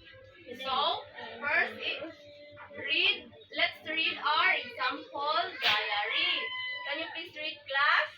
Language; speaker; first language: English; non-native, local second language; Cebuano